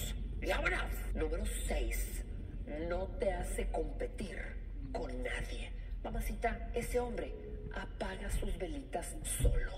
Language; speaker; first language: Spanish; native; Spanish